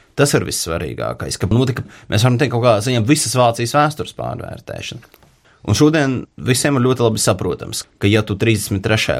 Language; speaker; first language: Latvian; native; Latvian